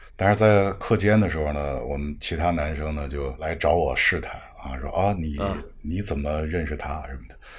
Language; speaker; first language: Chinese; native; Chinese